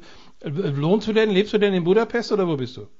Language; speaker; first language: German; native; German